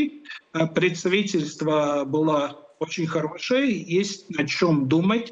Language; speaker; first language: Russian; non-native, local second language; Latvian